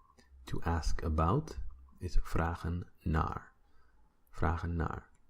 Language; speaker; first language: Dutch; non-native, fluent; English